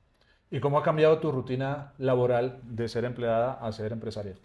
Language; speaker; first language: Spanish; native; Spanish